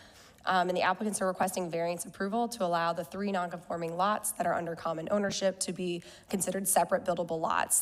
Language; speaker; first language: English; native; English